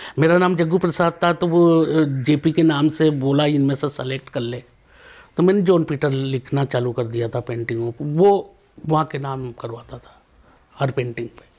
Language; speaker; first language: Hindi; native; Hindi